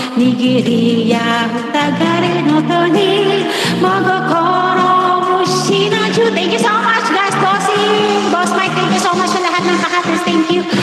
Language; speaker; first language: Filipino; non-native, local second language; Hiligaynon